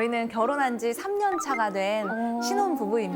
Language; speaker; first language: Korean; native; Korean